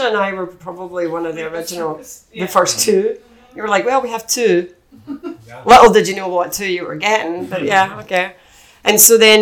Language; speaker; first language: English; native; English